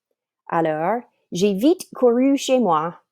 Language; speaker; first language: French; non-native, fluent; English